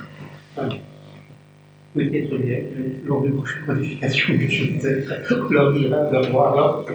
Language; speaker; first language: French; native; French